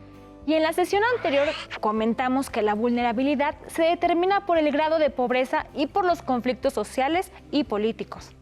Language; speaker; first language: Spanish; native; Spanish